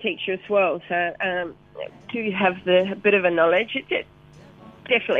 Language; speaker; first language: English; native; English